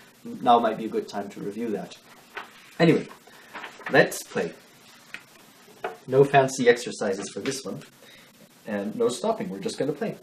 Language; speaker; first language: English; native; English